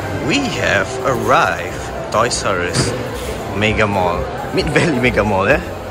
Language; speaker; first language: English; non-native, local second language; Malay